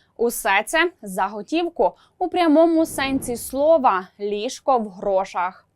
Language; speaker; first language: Ukrainian; native; Ukrainian